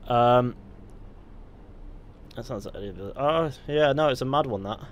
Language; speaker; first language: English; native; English